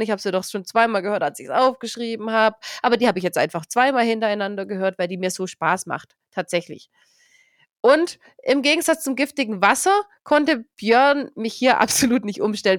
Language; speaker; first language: German; native; German